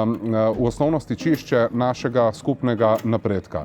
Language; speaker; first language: Slovenian; native; Slovenian